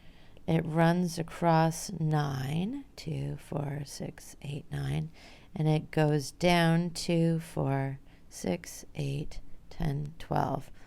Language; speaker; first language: English; native; English